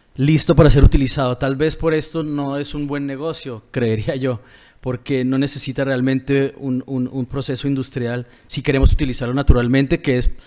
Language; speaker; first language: Spanish; native; Spanish